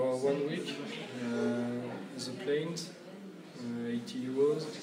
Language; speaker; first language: English; non-native, learner; French